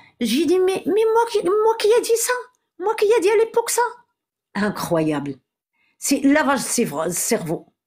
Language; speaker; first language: French; non-native, local second language; Arabic